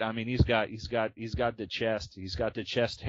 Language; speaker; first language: English; native; English